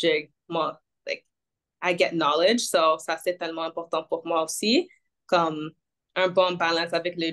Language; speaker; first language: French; non-native, local second language; English